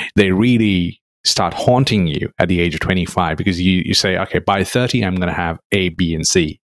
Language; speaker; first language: English; non-native, local second language; Nepali